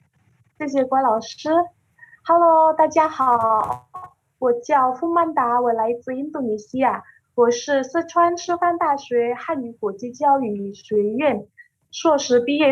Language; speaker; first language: Chinese; non-native, fluent; Indonesian